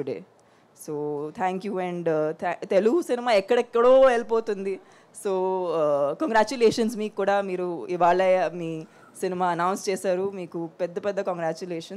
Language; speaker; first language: Telugu; non-native, fluent; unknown